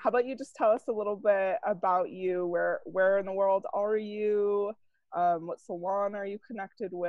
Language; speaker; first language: English; native; English